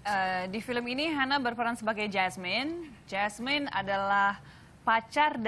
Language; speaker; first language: Indonesian; native; Indonesian